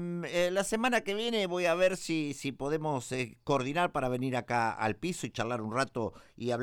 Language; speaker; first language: Spanish; native; Spanish